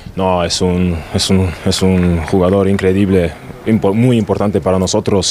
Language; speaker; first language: Spanish; non-native, fluent; German